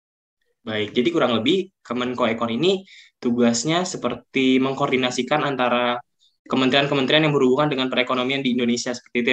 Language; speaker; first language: Indonesian; native; Indonesian